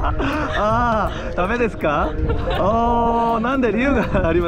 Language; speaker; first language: Japanese; non-native, learner; Korean